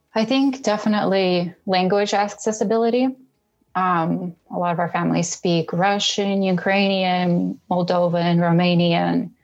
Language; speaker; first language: English; early bilingual, other home language; Russian